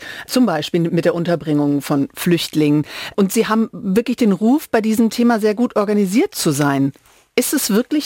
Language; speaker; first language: German; native; German